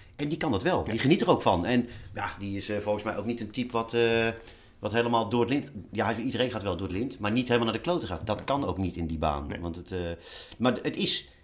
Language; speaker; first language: Dutch; native; Dutch